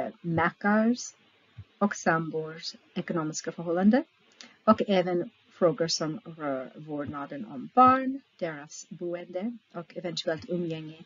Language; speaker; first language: Swedish; non-native, fluent; English